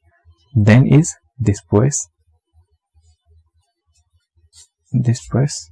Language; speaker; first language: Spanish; non-native, learner; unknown